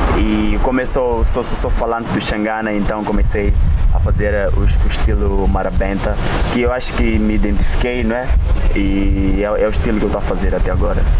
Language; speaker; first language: Portuguese; non-native, local second language; Tsonga